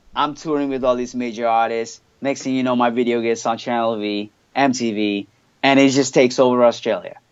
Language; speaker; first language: English; non-native, fluent; French